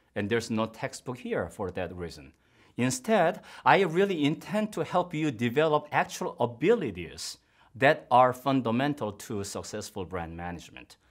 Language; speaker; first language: English; non-native, fluent; Korean